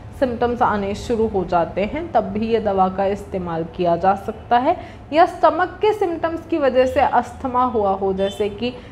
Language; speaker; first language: Hindi; native; Hindi